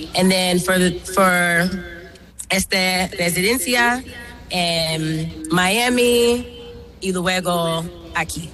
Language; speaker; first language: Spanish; non-native, learner; English